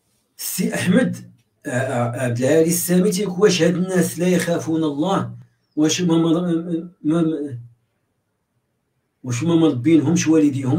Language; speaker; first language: Arabic; native; Arabic